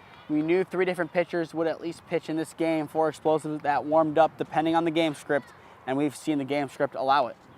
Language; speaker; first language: English; native; English